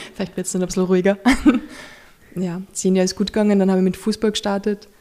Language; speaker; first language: German; native; German